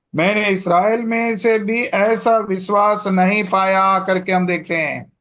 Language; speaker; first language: Hindi; non-native, local second language; Telugu